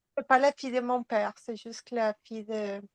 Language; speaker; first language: French; non-native, fluent; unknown